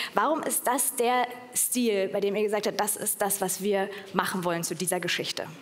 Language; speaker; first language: German; native; German